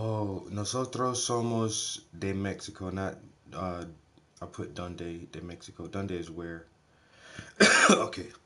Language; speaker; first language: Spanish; non-native, learner; English